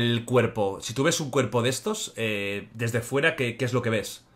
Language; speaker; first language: Spanish; native; Spanish